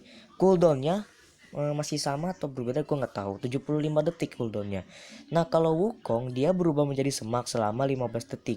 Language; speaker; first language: Indonesian; native; Indonesian